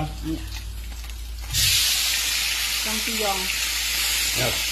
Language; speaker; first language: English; non-native, learner; Thai